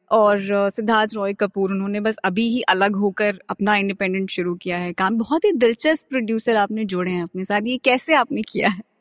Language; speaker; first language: Hindi; native; Hindi